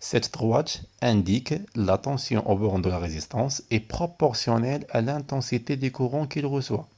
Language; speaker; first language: French; non-native, local second language; Arabic